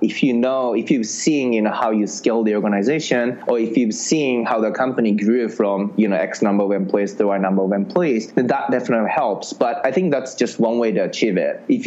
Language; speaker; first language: English; non-native, fluent; Japanese